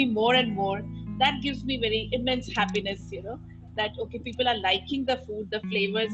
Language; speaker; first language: English; non-native, local second language; Assamese